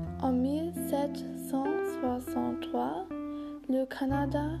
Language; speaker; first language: French; non-native, learner; German